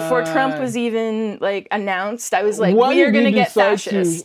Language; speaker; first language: English; native; English